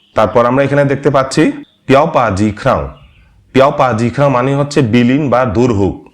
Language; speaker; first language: Bangla; non-native, local second language; Marma